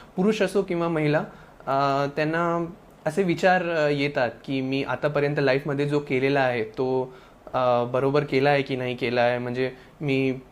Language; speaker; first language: Marathi; non-native, local second language; Sindhi